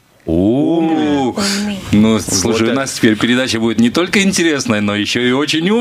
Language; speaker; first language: Russian; native; Russian